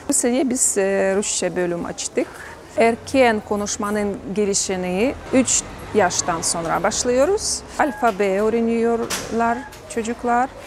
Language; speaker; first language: Turkish; non-native, learner; Russian